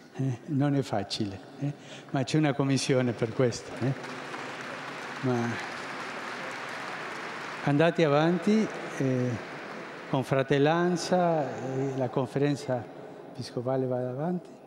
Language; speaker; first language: Italian; non-native, fluent; Spanish